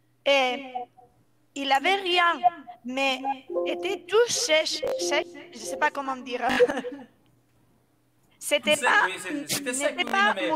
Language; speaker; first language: French; non-native, fluent; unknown